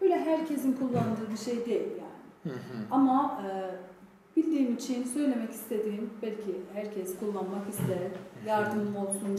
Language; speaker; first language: Turkish; non-native, fluent; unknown